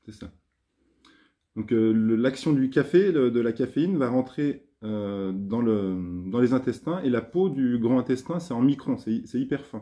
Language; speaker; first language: French; native; French